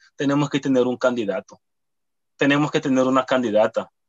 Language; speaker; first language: Spanish; native; Spanish